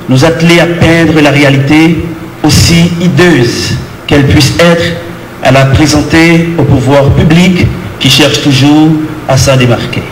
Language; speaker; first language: French; non-native, local second language; Haitian Creole